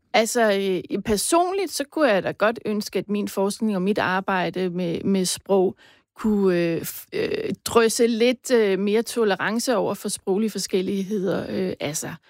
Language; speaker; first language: Danish; native; Danish